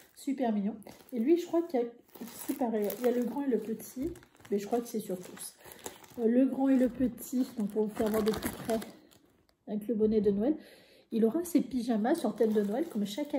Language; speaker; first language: French; native; French